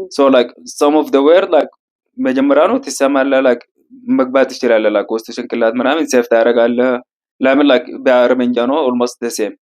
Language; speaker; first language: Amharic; non-native, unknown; Arabic